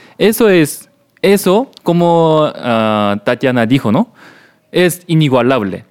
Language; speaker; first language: Spanish; non-native, learner; Korean